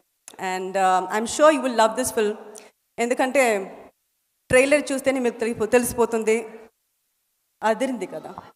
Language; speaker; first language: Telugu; non-native, learner; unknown